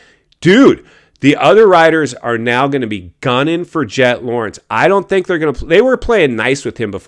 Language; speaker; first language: English; native; English